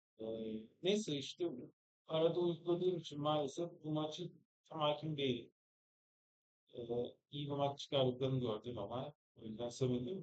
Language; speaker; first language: Turkish; native; Turkish